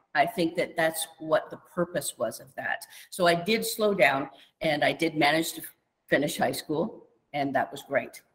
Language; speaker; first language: English; native; English